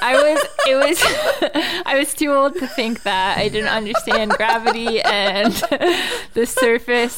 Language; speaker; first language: English; native; English